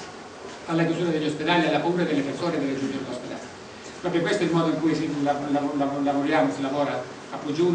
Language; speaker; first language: Italian; native; Italian